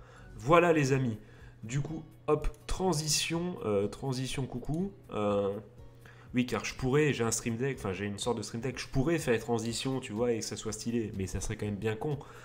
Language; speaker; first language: French; native; French